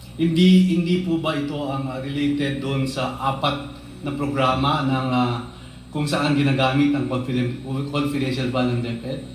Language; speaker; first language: Filipino; native; Filipino